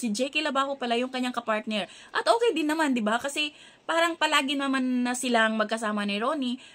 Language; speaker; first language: Filipino; non-native, local second language; Cebuano